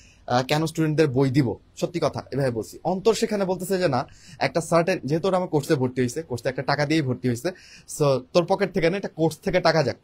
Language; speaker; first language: Bangla; native; Bangla